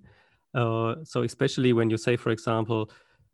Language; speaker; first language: English; non-native, fluent; German